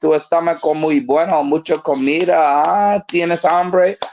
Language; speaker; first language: Spanish; non-native, learner; English